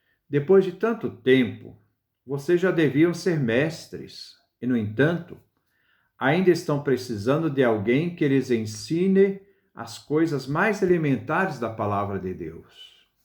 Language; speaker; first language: Portuguese; native; Portuguese